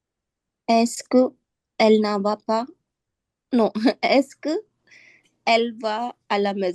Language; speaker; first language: French; non-native, learner; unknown